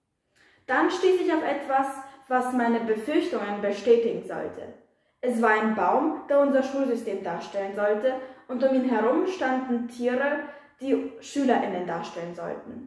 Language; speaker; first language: German; non-native, fluent; Polish